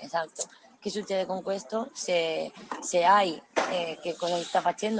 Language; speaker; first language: Italian; non-native, learner; Spanish